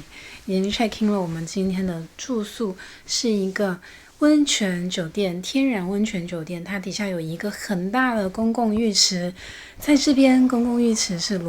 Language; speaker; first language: Chinese; native; Chinese